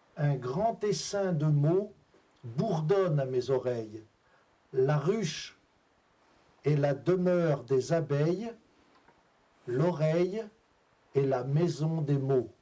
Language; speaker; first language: French; native; French